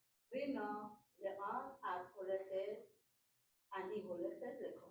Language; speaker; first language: Hebrew; non-native, learner; English